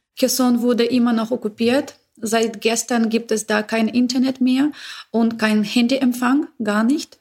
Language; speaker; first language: German; non-native, fluent; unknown